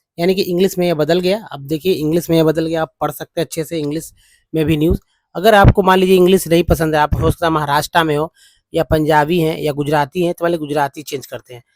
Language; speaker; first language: Hindi; native; Hindi